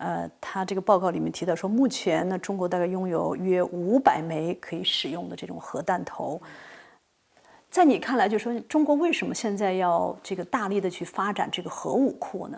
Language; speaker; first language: Chinese; native; Chinese